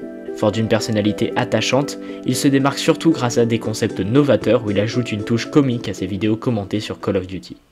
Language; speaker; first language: French; native; French